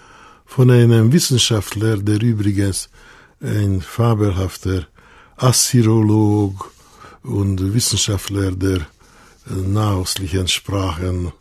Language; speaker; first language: German; non-native, fluent; Hungarian